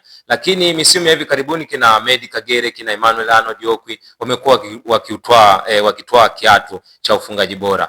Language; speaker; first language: Swahili; native; Swahili